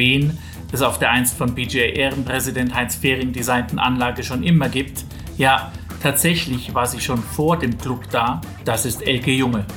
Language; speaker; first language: German; native; German